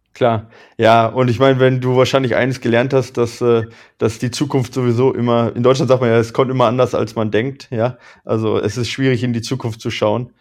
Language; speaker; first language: German; native; German